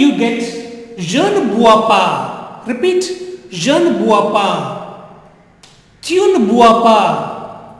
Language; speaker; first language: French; non-native, fluent; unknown